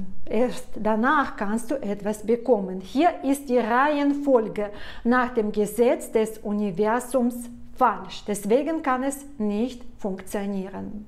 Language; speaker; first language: German; non-native, fluent; Russian